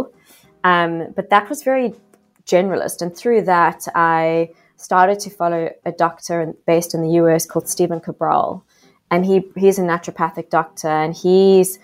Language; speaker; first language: English; native; English